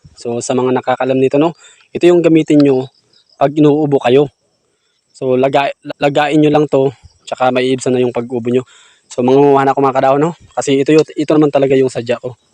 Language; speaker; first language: Filipino; non-native, local second language; Masbatenyo